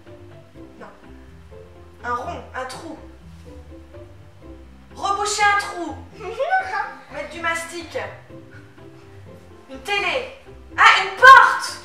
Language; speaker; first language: French; native; French